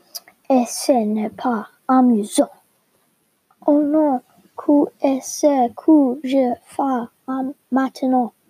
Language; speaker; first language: French; non-native, learner; English